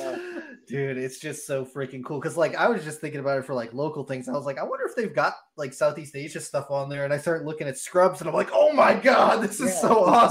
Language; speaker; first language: English; native; English